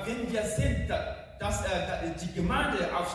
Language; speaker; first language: German; non-native, fluent; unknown